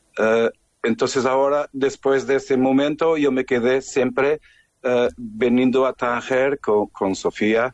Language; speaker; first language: Spanish; non-native, fluent; Portuguese